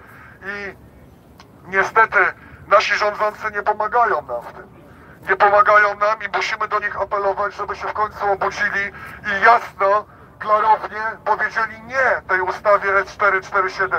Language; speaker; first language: Polish; native; Polish